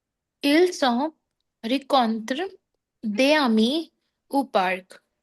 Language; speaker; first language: French; non-native, learner; Hindi